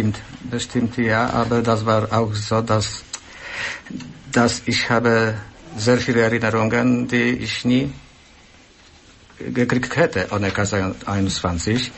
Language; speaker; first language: German; non-native, learner; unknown